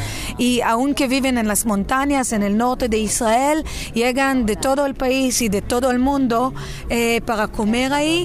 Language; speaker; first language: Spanish; non-native, fluent; Hebrew